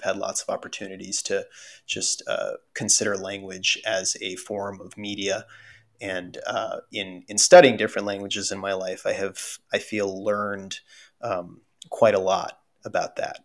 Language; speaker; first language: English; early bilingual, other home language; Russian